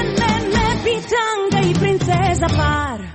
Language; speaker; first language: Serbian; native; Serbian